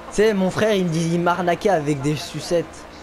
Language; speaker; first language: French; native; French